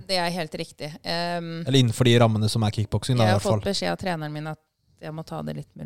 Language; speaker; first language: Norwegian; native; Norwegian